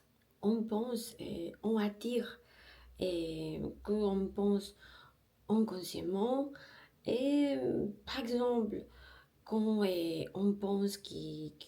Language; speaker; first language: French; non-native, learner; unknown